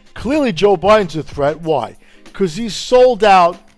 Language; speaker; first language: English; non-native, fluent; Italian